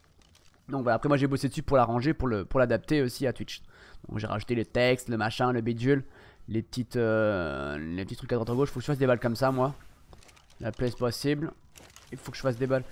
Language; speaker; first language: French; native; French